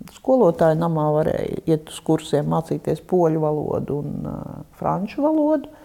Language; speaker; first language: Latvian; non-native, local second language; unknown